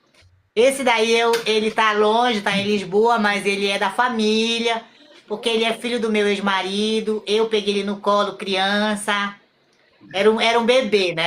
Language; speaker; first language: Portuguese; native; Portuguese